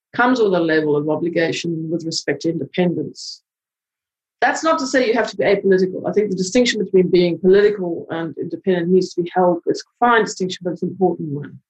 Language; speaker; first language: English; native; English